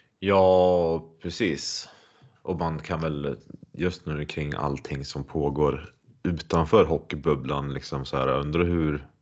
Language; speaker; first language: Swedish; native; Swedish